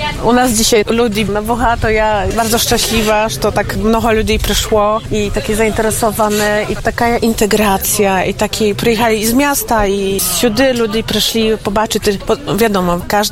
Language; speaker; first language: Polish; non-native, local second language; Ukrainian